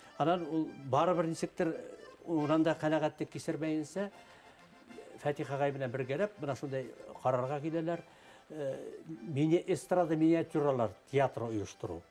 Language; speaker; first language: Tatar; non-native, local second language; Bashkir